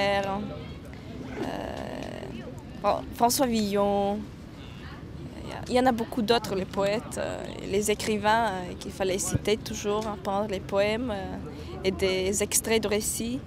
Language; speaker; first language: French; non-native, fluent; Latvian